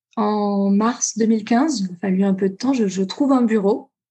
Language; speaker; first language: French; native; French